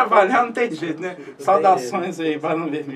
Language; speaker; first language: Portuguese; native; Portuguese